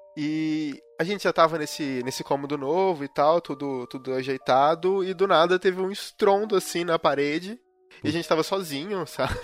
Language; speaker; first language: Portuguese; native; Portuguese